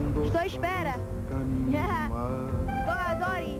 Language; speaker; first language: Portuguese; early bilingual, heritage; English